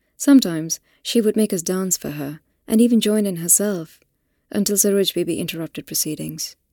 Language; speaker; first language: English; non-native, local second language; Hindi